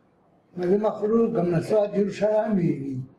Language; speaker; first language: Hebrew; non-native, fluent; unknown